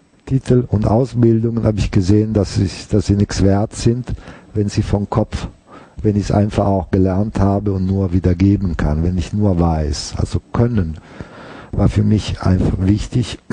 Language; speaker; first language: German; non-native, fluent; Italian